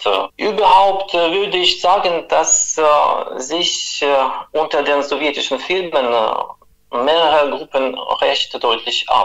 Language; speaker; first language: German; non-native, fluent; Russian